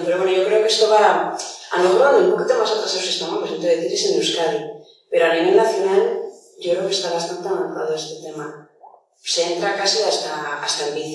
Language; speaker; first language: Spanish; native; Spanish